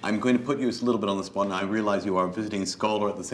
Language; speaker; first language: English; native; English